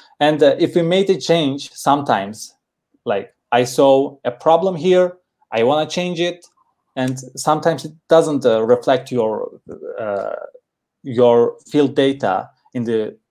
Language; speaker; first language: English; non-native, learner; Turkish